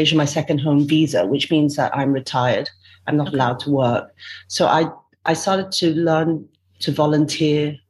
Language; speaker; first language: English; non-native, local second language; Cantonese